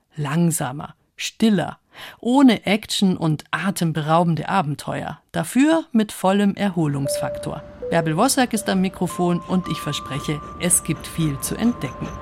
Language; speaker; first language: German; native; German